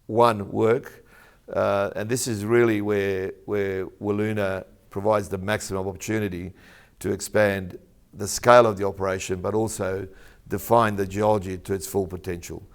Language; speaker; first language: English; native; English